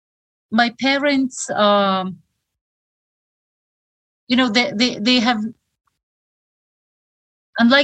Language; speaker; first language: English; non-native, fluent; Shughni